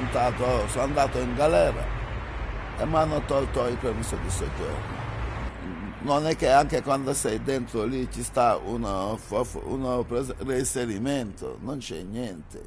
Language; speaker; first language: Italian; non-native, fluent; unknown